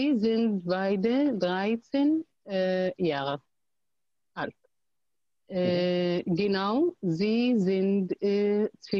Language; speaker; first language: German; non-native, learner; Arabic